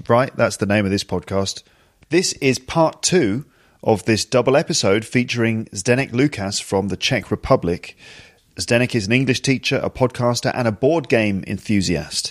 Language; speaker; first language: English; native; English